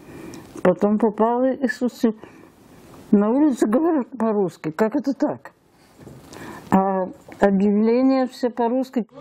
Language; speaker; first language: Russian; early bilingual, heritage; Russian